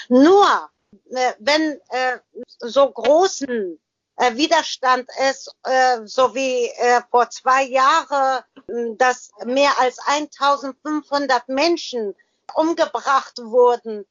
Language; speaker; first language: German; non-native, learner; Persian